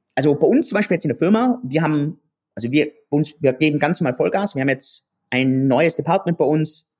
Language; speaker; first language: German; native; German